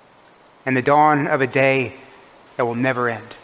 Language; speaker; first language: English; native; English